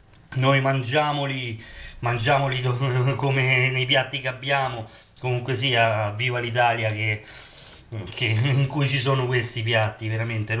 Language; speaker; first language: Italian; native; Italian